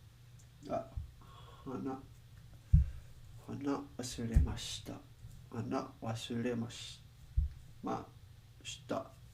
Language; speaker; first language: Japanese; non-native, learner; Spanish